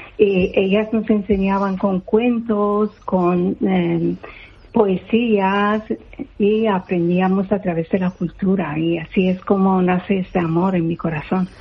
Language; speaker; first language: Spanish; non-native, fluent; Persian